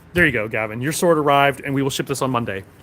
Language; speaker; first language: English; native; English